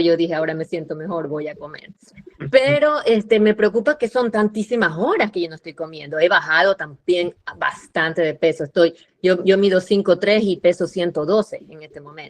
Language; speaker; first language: Spanish; native; Spanish